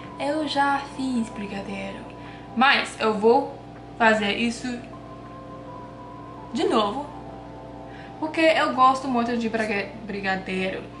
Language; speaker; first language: Portuguese; non-native, learner; English